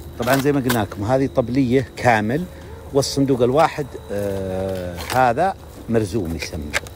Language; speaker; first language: Arabic; native; Arabic